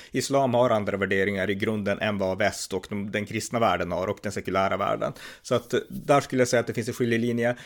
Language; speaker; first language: Swedish; native; Swedish